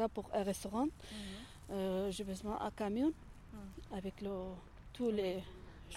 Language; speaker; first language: French; non-native, learner; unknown